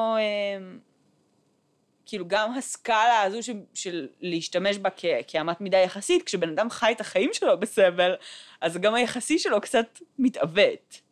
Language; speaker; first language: Hebrew; native; Hebrew